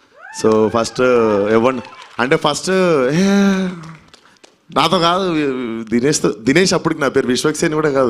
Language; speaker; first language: Telugu; native; Telugu